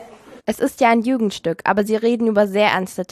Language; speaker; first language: German; native; German